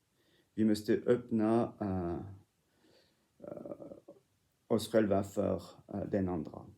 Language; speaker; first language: Swedish; non-native, fluent; French